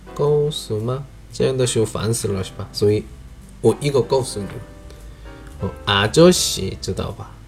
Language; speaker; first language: Chinese; non-native, learner; Korean